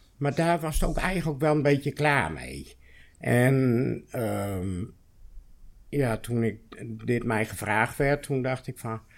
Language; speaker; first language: Dutch; native; Dutch